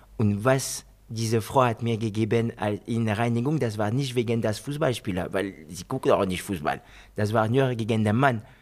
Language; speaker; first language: German; non-native, fluent; French